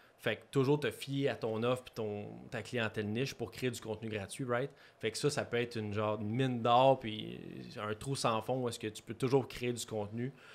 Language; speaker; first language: French; native; French